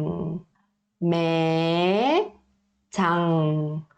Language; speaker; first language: Korean; early bilingual, heritage; Korean